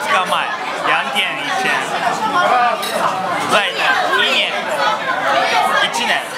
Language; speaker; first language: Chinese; non-native, learner; Japanese